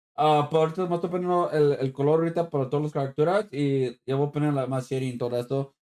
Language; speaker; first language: Spanish; early bilingual, heritage; Spanish